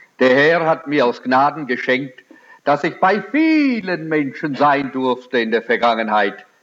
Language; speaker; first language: German; early bilingual, heritage; German